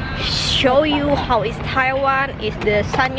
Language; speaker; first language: English; non-native, learner; Indonesian